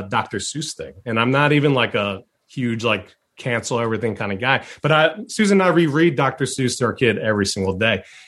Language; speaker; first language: English; early bilingual, other home language; Chinese